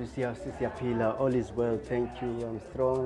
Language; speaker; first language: English; non-native, local second language; Xhosa